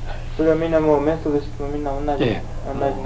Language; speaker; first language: Japanese; early bilingual, heritage; Japanese